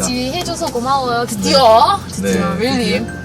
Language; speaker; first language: Korean; non-native, fluent; English